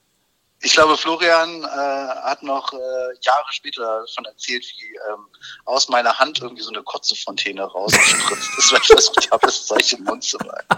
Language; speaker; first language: German; native; German